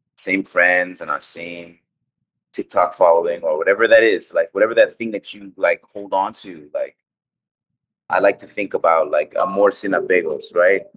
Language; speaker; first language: English; native; English